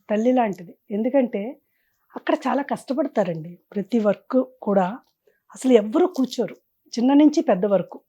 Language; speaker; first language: Telugu; native; Telugu